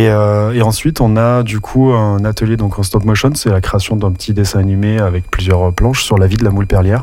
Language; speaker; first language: French; native; French